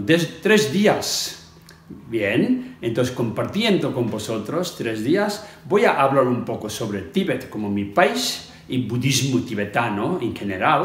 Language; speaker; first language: Spanish; non-native, fluent; Tibetan